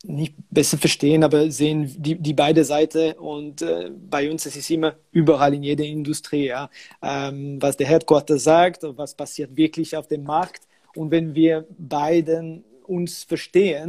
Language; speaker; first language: German; non-native, local second language; French